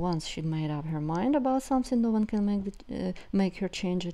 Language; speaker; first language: English; non-native, fluent; Russian